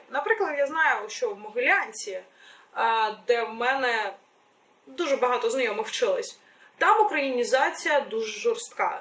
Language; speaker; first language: Ukrainian; non-native, local second language; Russian